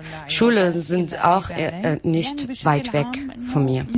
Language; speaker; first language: German; non-native, learner; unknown